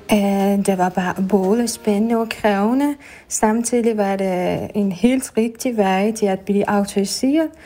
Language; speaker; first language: Danish; non-native, fluent; Persian